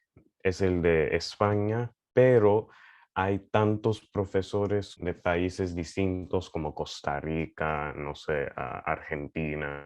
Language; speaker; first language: Spanish; early bilingual, heritage; Spanish